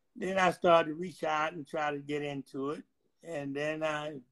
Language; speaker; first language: English; native; English